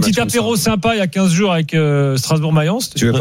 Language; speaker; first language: French; native; French